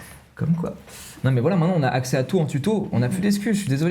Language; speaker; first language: French; native; French